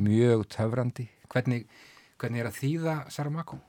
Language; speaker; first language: Icelandic; native; Icelandic